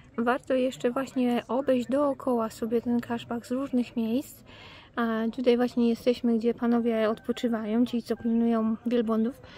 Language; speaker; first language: Polish; native; Polish